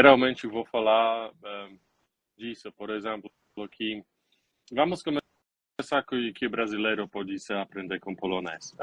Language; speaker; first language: Portuguese; non-native, learner; Polish